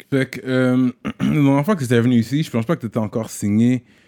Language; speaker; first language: French; native; French